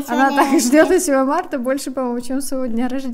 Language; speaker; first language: Russian; native; Russian